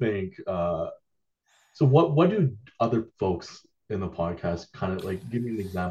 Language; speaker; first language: English; native; English